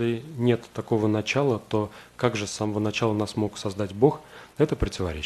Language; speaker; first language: Russian; native; Russian